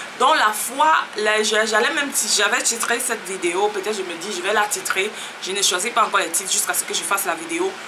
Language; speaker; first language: French; native; French